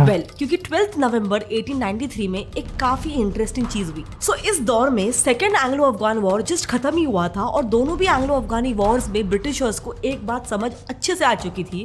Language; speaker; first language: Hindi; native; Hindi